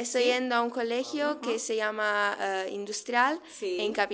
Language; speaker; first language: Spanish; non-native, learner; Italian